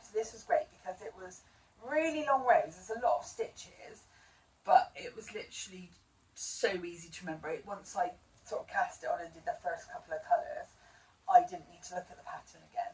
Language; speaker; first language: English; native; English